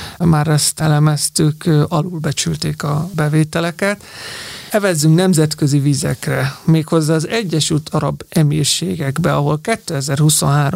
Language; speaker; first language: Hungarian; native; Hungarian